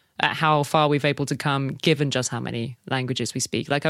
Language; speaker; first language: English; native; English